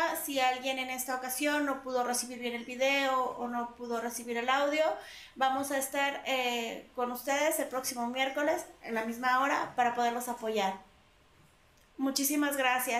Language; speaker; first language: Spanish; native; Spanish